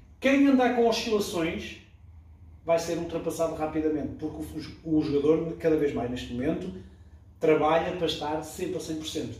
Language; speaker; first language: Portuguese; early bilingual, other home language; French